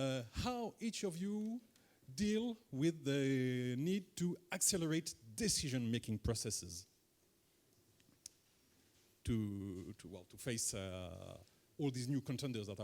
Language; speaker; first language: English; non-native, fluent; French